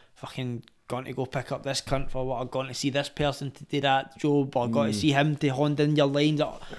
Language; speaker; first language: English; native; English